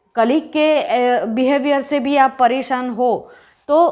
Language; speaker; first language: Hindi; non-native, local second language; Gujarati